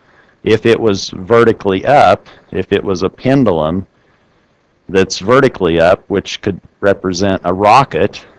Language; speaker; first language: English; native; English